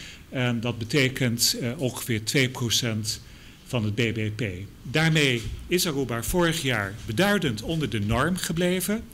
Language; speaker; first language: Dutch; native; Dutch